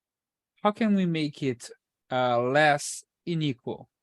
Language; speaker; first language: English; non-native, fluent; Portuguese